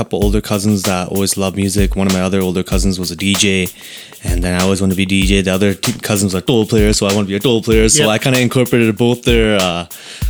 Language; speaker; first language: English; native; English